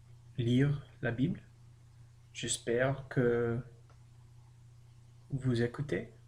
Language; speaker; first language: French; non-native, learner; English